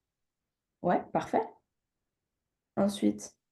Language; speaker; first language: French; native; French